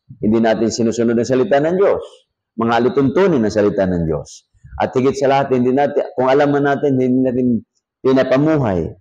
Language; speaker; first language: Filipino; native; Filipino